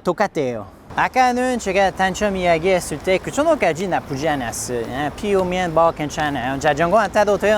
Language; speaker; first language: Korean; non-native, learner; English